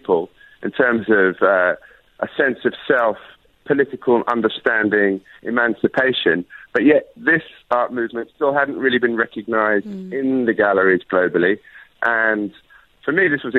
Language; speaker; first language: English; native; English